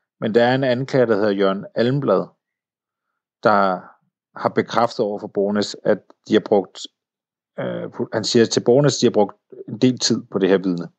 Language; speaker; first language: Danish; native; Danish